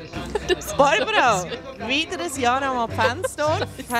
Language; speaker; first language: German; native; German